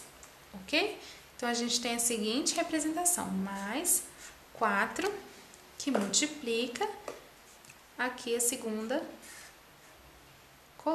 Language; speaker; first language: Portuguese; native; Portuguese